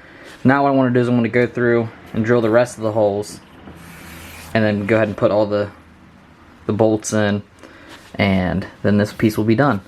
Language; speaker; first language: English; native; English